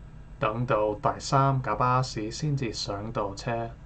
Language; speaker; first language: Cantonese; non-native, learner; English